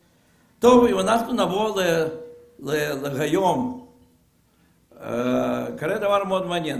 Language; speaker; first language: Hebrew; non-native, fluent; Russian